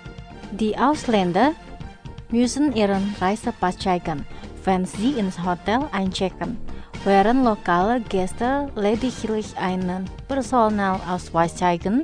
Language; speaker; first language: German; non-native, fluent; Indonesian